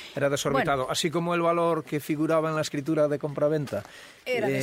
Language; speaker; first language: Spanish; native; Spanish